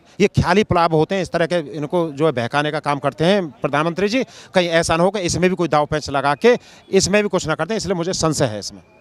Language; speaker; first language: Hindi; native; Hindi